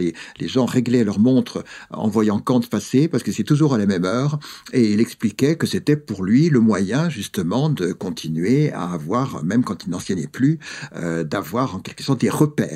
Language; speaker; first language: French; native; French